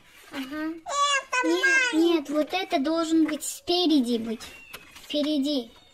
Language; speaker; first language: Russian; non-native, local second language; Kazakh